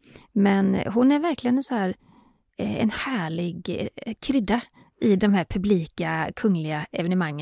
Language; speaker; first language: Swedish; native; Swedish